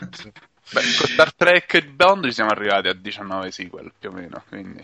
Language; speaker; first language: Italian; native; Italian